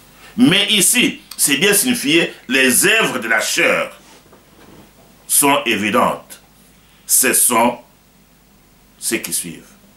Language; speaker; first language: French; non-native, local second language; Lingala